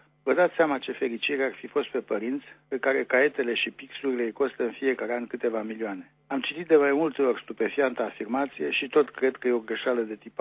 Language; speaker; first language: Romanian; native; Romanian